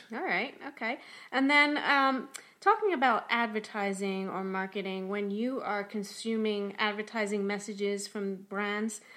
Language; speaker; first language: English; native; English